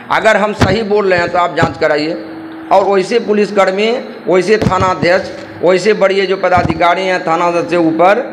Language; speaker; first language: Hindi; native; Hindi